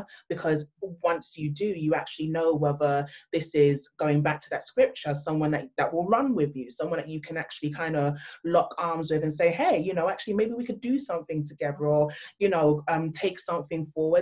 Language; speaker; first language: English; native; English